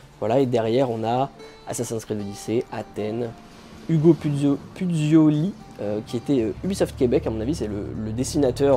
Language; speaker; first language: French; native; French